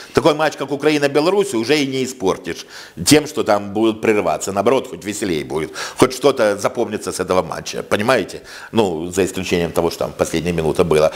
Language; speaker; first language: Russian; native; Russian